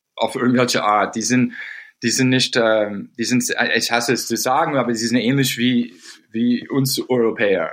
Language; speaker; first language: German; non-native, fluent; English